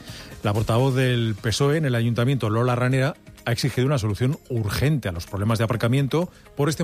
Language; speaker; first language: Spanish; native; Spanish